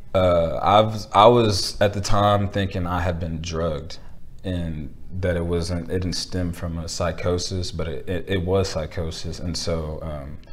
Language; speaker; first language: English; native; English